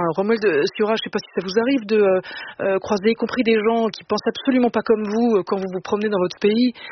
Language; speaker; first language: French; native; French